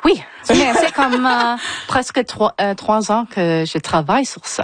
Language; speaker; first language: French; non-native, fluent; English